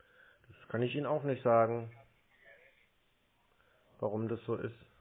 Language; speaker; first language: German; native; German